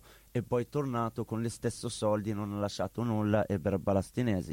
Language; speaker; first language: Italian; non-native, learner; Arabic